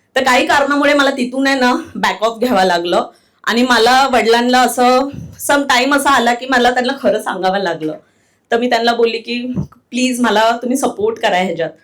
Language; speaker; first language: Marathi; non-native, local second language; Telugu